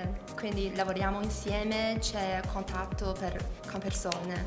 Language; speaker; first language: Italian; non-native, learner; Chinese